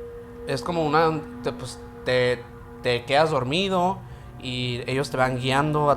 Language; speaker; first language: Spanish; native; Spanish